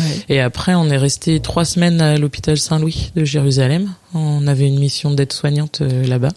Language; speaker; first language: French; native; French